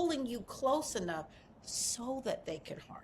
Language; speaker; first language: English; native; English